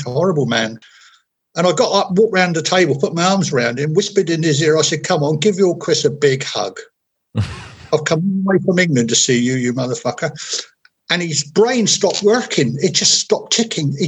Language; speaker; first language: English; native; English